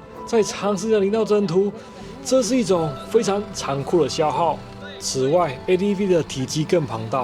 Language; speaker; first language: Chinese; native; Chinese